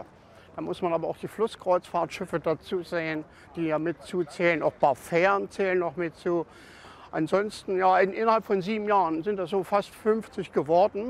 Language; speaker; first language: German; native; German